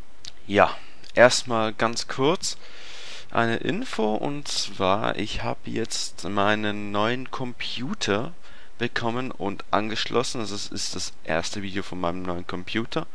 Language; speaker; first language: German; native; German